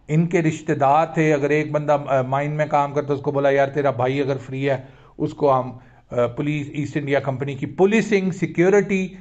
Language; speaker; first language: Urdu; native; Urdu